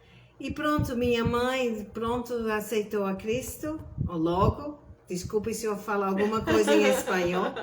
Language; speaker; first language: Portuguese; non-native, fluent; English